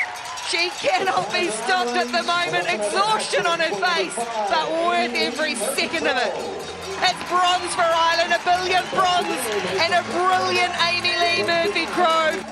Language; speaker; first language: English; native; English